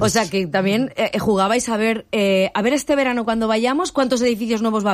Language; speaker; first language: Spanish; native; Spanish